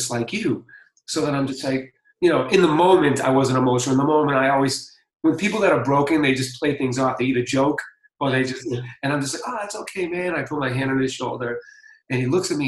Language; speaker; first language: English; native; English